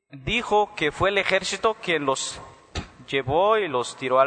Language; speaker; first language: Spanish; native; Spanish